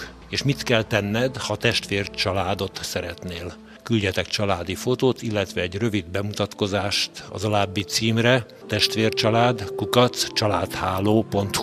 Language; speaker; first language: Hungarian; native; Hungarian